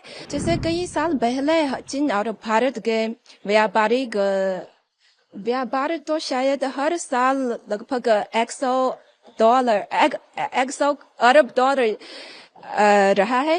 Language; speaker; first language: Hindi; non-native, fluent; Chinese